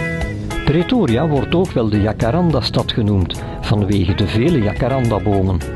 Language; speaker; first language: Dutch; native; Dutch